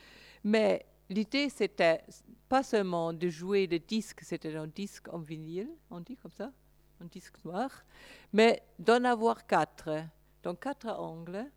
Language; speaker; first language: French; non-native, fluent; German